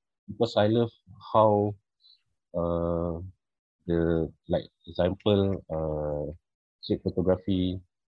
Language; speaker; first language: English; non-native, local second language; Malay